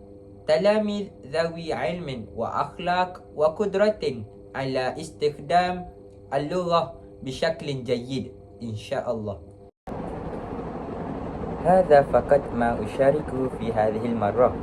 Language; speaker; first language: Arabic; non-native, learner; Malay